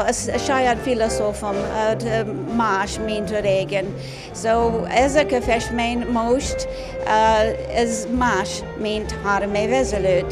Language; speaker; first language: Hungarian; non-native, learner; English